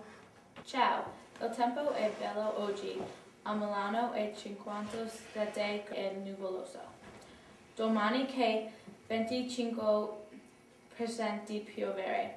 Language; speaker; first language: Italian; non-native, learner; English